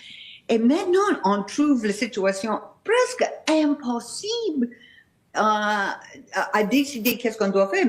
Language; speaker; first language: French; non-native, fluent; English